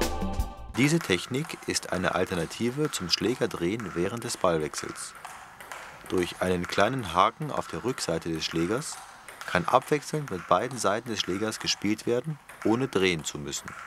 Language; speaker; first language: German; native; German